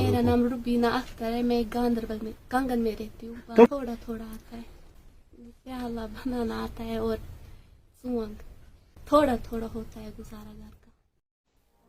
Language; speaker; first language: Hindi; non-native, local second language; Kashmiri